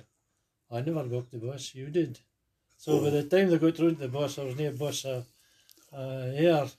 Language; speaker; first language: English; native; English